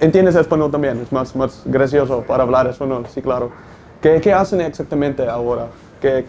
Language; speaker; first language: Spanish; non-native, learner; Dutch